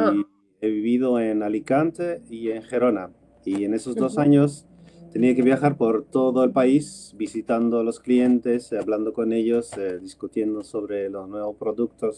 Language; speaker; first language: Spanish; non-native, fluent; Dutch